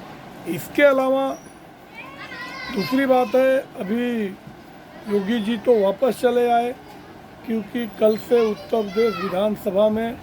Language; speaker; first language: Hindi; native; Hindi